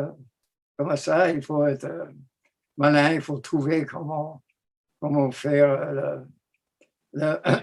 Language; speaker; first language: French; non-native, fluent; English